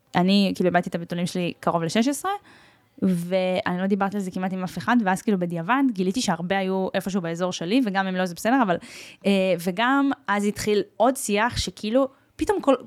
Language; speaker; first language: Hebrew; native; Hebrew